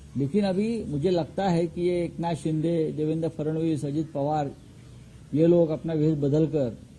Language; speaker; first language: Hindi; non-native, local second language; Marathi